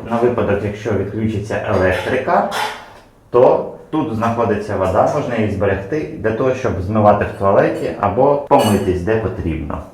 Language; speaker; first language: Ukrainian; native; Ukrainian